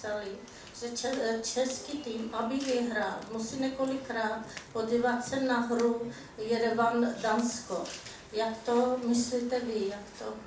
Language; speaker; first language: Czech; non-native, fluent; Armenian